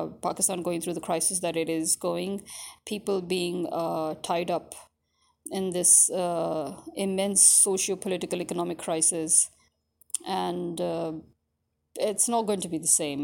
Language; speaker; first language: English; early bilingual, other home language; Urdu